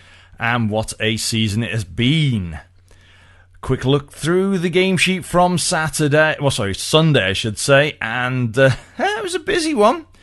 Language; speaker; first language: English; native; English